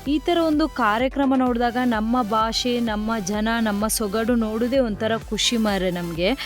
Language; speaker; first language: Kannada; non-native, local second language; Tulu